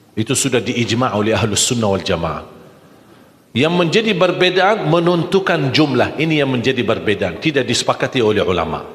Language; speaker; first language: Malay; non-native, fluent; Arabic